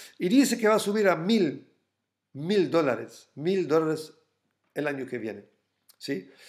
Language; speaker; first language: Spanish; non-native, fluent; German